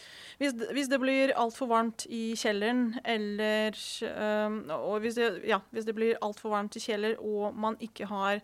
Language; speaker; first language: Norwegian; non-native, fluent; Ukrainian